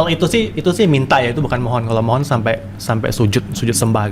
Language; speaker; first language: Indonesian; native; Indonesian